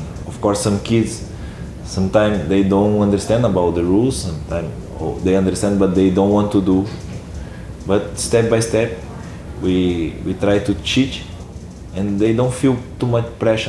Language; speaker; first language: English; non-native, learner; Portuguese